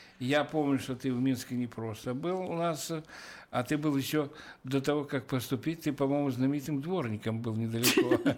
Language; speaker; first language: Russian; native; Russian